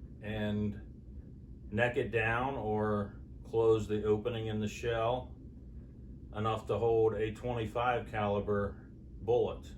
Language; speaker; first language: English; native; English